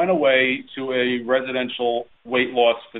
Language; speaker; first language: English; native; English